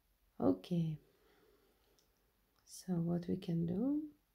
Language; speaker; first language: English; non-native, learner; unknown